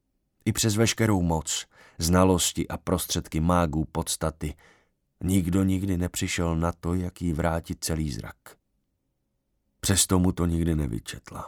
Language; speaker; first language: Czech; native; Czech